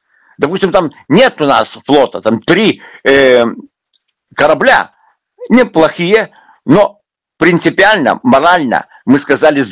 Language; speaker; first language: Russian; non-native, local second language; Lithuanian